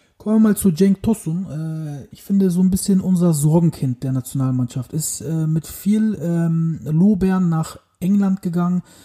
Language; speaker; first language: German; early bilingual, other home language; Turkish